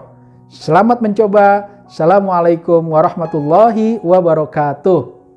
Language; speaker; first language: Indonesian; native; Indonesian